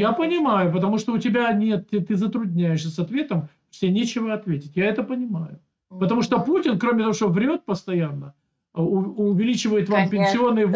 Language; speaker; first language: Russian; native; Russian